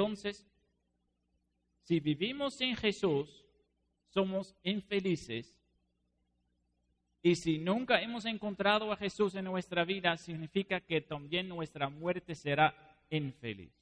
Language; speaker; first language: Spanish; non-native, fluent; Dutch